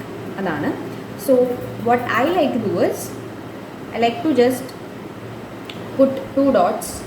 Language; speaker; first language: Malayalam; native; Malayalam